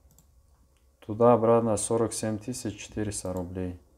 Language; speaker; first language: Russian; non-native, local second language; Tajik